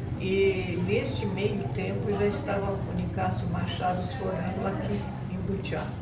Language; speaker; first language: Portuguese; non-native, local second language; German